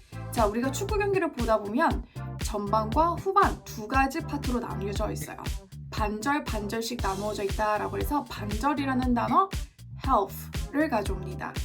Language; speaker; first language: Korean; native; Korean